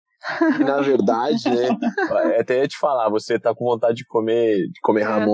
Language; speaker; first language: Portuguese; native; Portuguese